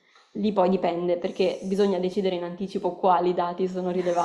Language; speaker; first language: Italian; native; Italian